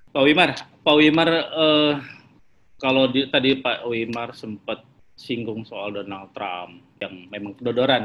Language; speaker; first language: Indonesian; native; Indonesian